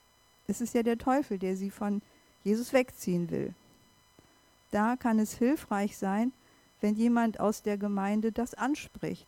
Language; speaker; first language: German; native; German